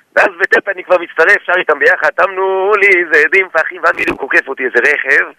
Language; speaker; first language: Hebrew; native; Hebrew